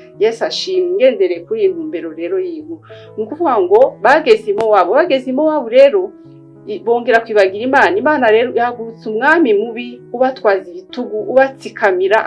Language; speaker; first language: Kinyarwanda; early bilingual, heritage; Kinyarwanda